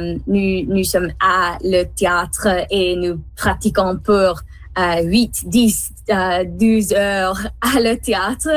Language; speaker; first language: French; non-native, learner; English